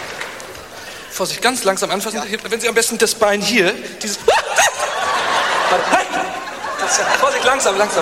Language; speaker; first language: German; native; German